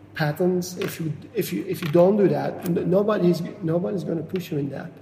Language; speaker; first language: English; non-native, fluent; Dutch